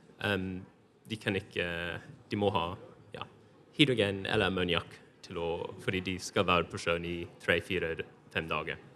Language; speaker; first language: Norwegian; non-native, fluent; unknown